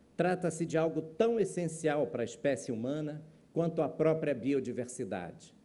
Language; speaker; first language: Portuguese; native; Portuguese